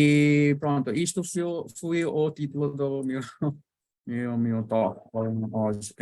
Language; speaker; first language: Portuguese; non-native, learner; Bangla